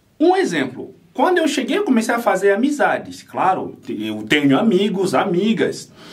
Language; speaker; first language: Portuguese; non-native, fluent; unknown